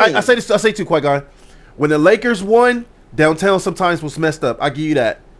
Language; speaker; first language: English; native; English